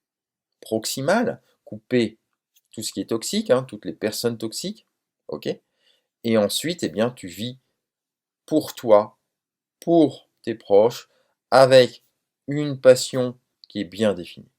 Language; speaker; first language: French; native; French